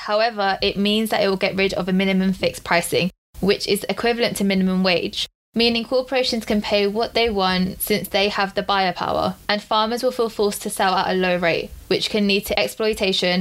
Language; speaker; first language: English; early bilingual, other home language; Punjabi